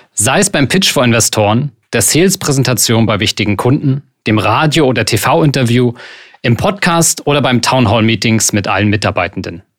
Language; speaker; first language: German; native; German